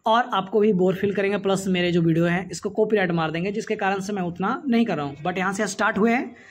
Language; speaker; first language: Hindi; native; Hindi